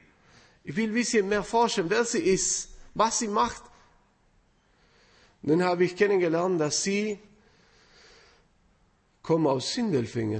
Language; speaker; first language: German; non-native, fluent; Spanish